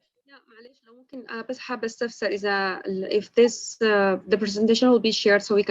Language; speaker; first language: Arabic; native; Arabic